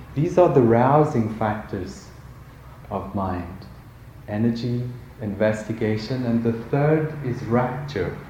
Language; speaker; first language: English; native; English